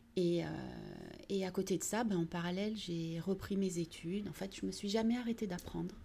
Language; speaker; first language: French; early bilingual, other home language; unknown